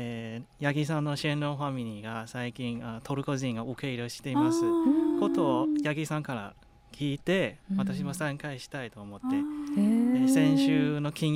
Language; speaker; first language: Japanese; non-native, fluent; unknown